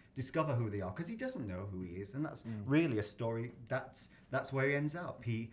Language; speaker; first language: English; native; English